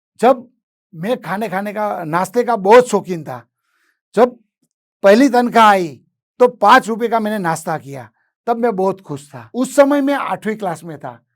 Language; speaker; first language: Hindi; non-native, local second language; Gujarati